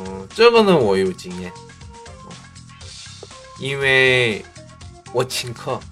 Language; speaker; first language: Chinese; non-native, learner; Korean